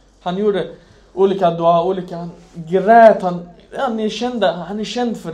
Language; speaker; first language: Swedish; non-native, fluent; Arabic